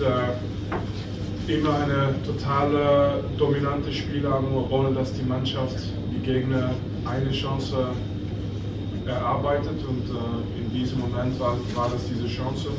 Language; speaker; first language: German; non-native, fluent; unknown